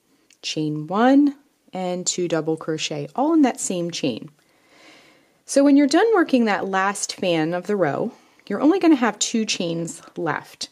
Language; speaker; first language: English; native; English